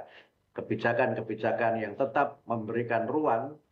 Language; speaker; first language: Indonesian; native; Indonesian